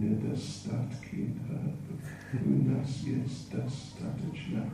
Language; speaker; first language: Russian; non-native, learner; English